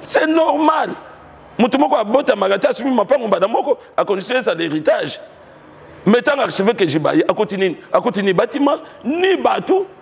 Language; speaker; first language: Lingala; native; Lingala